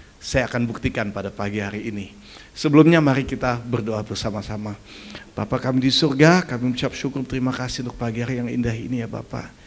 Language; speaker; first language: Indonesian; early bilingual, other home language; German